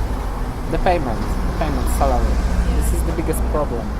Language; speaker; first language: English; non-native, learner; Polish